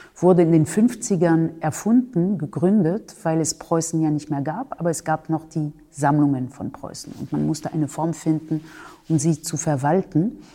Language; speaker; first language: German; non-native, fluent; French